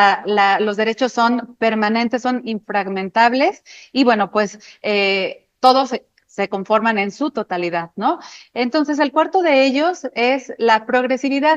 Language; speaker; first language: Spanish; native; Spanish